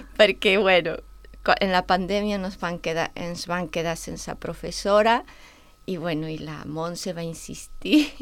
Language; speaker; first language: Catalan; non-native, fluent; Spanish